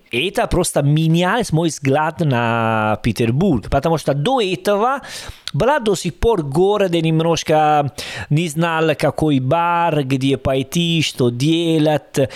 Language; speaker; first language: Russian; non-native, learner; Italian